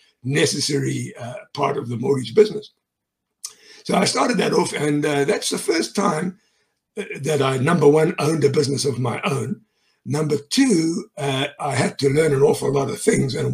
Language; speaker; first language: English; native; English